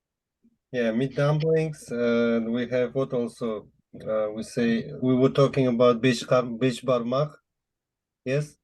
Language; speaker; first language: English; non-native, fluent; Uzbek